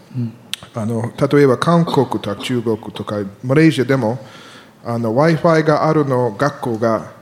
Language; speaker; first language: Japanese; non-native, learner; English